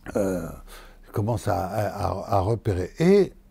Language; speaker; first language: French; native; French